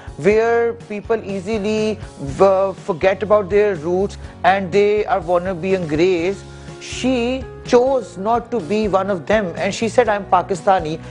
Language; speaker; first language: English; non-native, local second language; Urdu